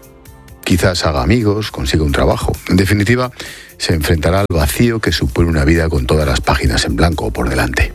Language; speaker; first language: Spanish; native; Spanish